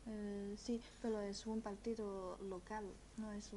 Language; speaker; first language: Spanish; non-native, fluent; Chinese